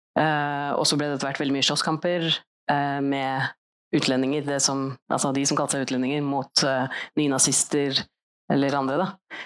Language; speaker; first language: Norwegian; native; Norwegian